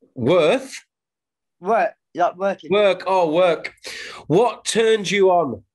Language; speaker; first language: English; native; English